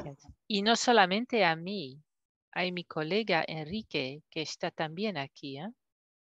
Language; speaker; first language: Spanish; non-native, fluent; French